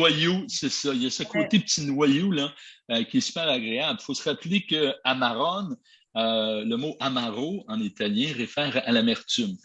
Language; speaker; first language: French; native; French